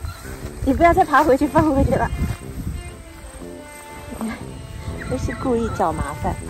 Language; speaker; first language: Chinese; native; Chinese